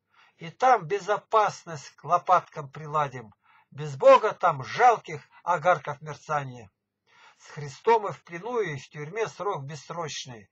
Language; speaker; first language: Russian; native; Russian